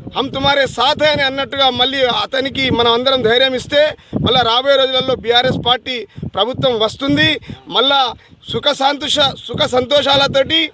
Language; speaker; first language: Telugu; non-native, local second language; Urdu